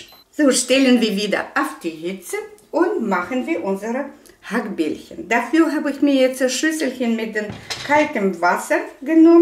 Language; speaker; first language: German; non-native, fluent; Russian